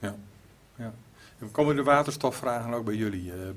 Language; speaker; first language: Dutch; native; Dutch